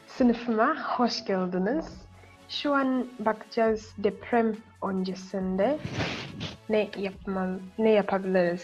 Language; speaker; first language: Turkish; non-native, fluent; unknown